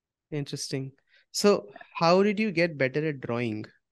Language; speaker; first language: English; non-native, local second language; Hindi